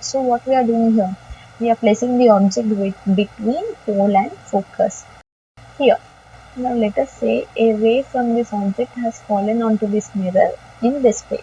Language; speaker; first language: English; non-native, local second language; Telugu